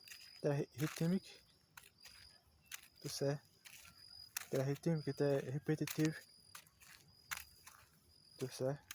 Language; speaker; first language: French; non-native, learner; Portuguese